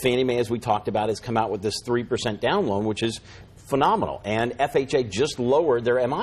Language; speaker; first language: English; native; English